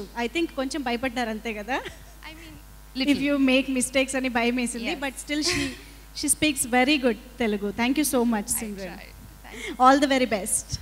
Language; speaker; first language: Telugu; native; Telugu